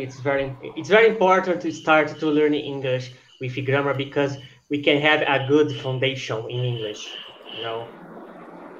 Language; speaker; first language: English; non-native, fluent; Portuguese